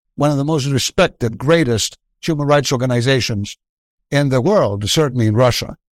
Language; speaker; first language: English; non-native, fluent; Greek